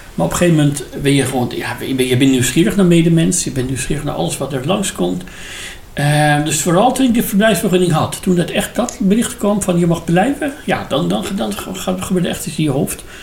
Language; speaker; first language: Dutch; non-native, fluent; Persian